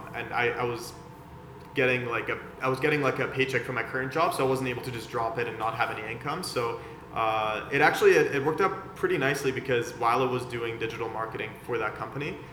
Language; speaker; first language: English; early bilingual, other home language; Persian